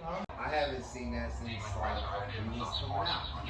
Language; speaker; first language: English; native; English